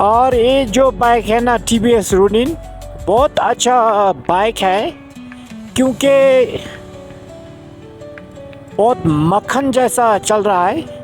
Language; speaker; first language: Hindi; non-native, fluent; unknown